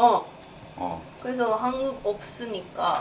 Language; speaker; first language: Korean; non-native, learner; Japanese